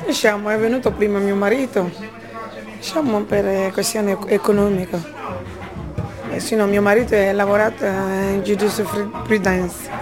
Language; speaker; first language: Italian; non-native, fluent; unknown